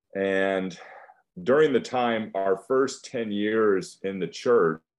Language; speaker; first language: English; native; English